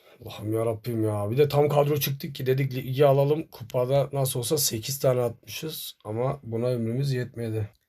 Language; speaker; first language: Turkish; native; Turkish